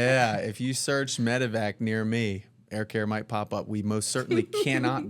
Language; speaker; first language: English; native; English